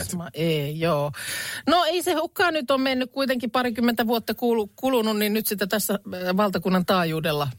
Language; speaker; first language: Finnish; native; Finnish